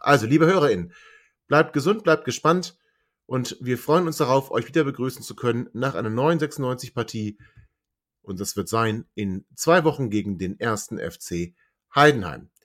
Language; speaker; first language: German; native; German